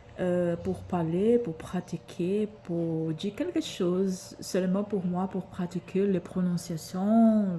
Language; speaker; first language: French; non-native, learner; Portuguese